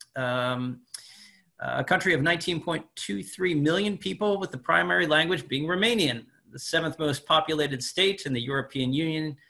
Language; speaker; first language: English; native; English